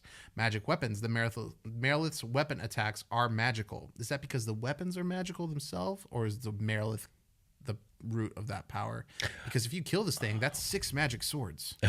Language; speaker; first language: English; native; English